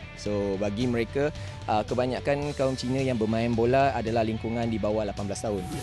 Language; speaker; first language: Malay; non-native, local second language; Chinese